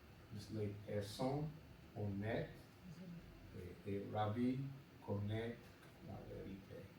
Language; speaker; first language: French; non-native, learner; English